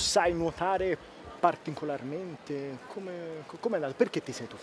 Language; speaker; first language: Italian; native; Italian